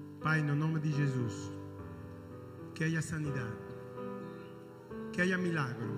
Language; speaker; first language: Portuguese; non-native, learner; Italian